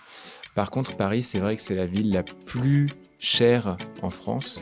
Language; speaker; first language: French; native; French